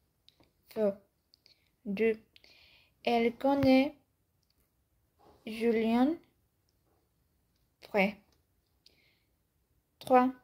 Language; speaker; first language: French; non-native, learner; Spanish